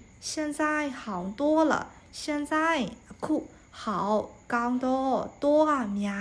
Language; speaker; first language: Chinese; non-native, fluent; Burmese